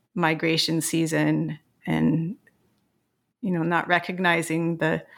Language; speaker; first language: English; native; English